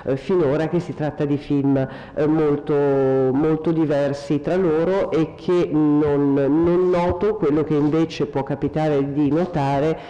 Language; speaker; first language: Italian; native; Italian